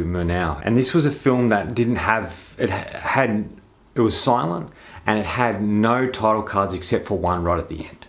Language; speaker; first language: English; native; English